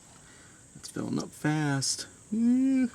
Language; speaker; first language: English; native; English